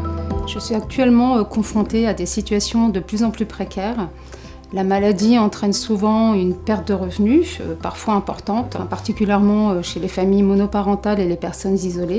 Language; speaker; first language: French; native; French